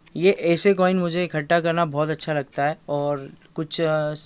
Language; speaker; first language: Hindi; native; Hindi